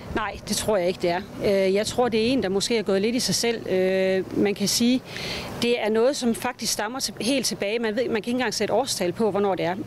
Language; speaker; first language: Danish; native; Danish